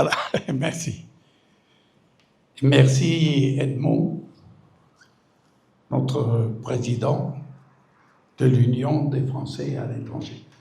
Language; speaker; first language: French; non-native, fluent; Spanish